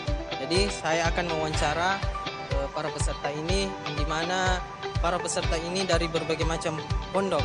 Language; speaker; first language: Indonesian; native; Indonesian